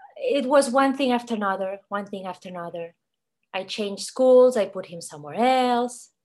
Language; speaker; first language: English; non-native, fluent; Spanish